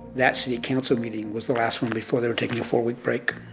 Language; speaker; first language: English; native; English